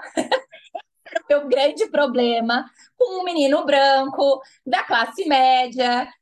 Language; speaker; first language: Portuguese; native; Portuguese